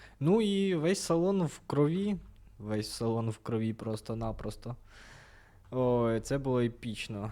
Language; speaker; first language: Ukrainian; non-native, local second language; Russian